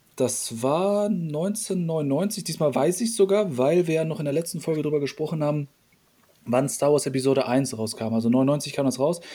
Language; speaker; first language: German; early bilingual, other home language; Polish